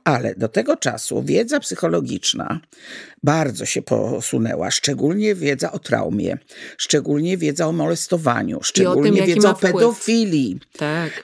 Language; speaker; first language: Polish; native; Polish